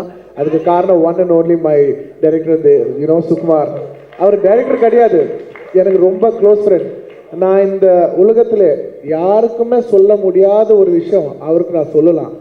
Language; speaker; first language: Tamil; non-native, fluent; Telugu